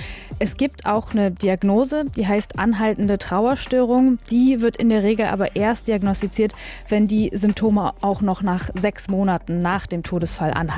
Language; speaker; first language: German; native; German